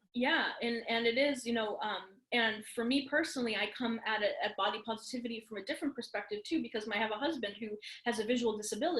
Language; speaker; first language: English; native; English